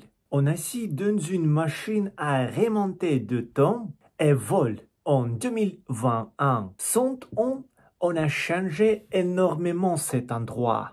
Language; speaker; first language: French; non-native, learner; Russian